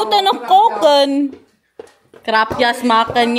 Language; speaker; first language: Dutch; non-native, learner; Filipino